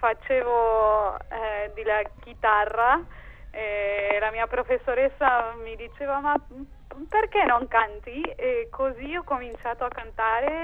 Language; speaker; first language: Italian; non-native, fluent; Spanish